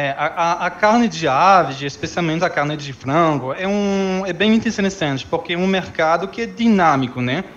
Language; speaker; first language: Portuguese; non-native, fluent; French